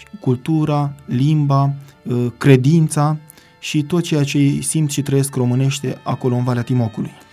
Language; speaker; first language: Romanian; native; Romanian